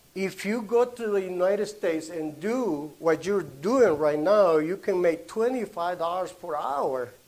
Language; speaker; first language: English; non-native, learner; Spanish